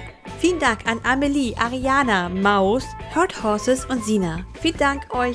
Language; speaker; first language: German; native; German